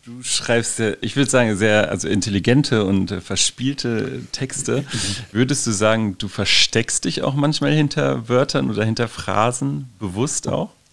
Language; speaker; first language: German; native; German